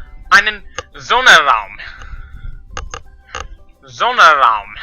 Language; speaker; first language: German; non-native, learner; English